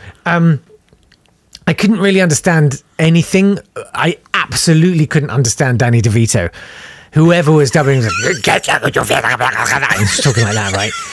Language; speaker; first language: English; native; English